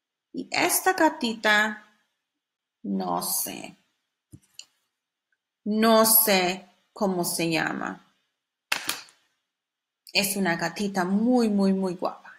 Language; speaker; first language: Spanish; non-native, fluent; English